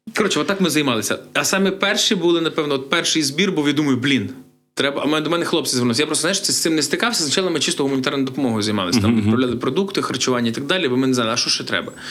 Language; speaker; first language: Ukrainian; native; Ukrainian